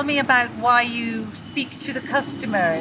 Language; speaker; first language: English; native; English